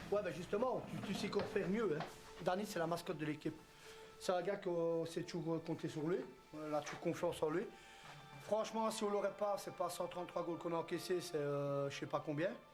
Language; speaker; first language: French; native; French